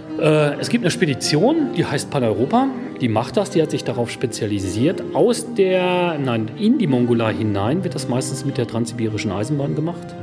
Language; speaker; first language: German; native; German